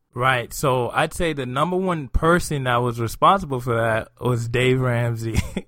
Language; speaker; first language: English; non-native, local second language; Yoruba